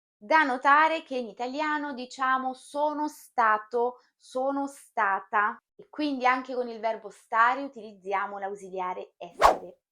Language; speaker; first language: Italian; native; Italian